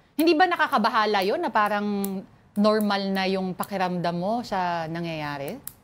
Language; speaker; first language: Filipino; native; Filipino